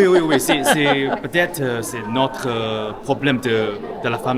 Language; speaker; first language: French; non-native, learner; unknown